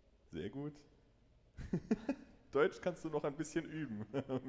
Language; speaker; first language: German; native; German